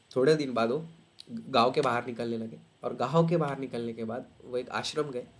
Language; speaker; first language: Hindi; non-native, local second language; Marathi